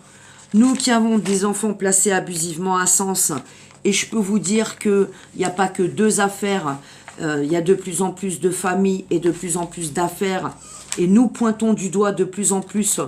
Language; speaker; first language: French; native; French